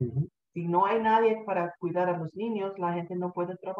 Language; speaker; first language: Spanish; early bilingual, heritage; Spanish